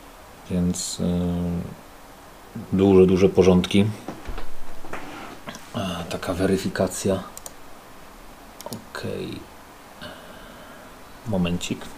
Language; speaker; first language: Polish; native; Polish